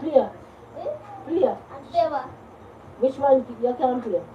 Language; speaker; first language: English; non-native, local second language; Jamaican Creole English